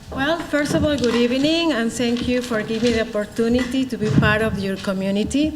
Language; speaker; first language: English; non-native, learner; Spanish